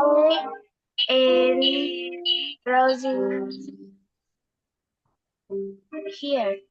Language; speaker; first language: English; non-native, learner; Vietnamese